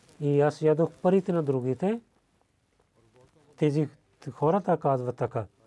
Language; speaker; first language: Bulgarian; non-native, learner; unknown